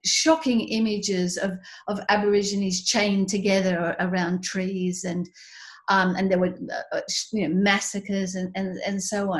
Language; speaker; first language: English; native; English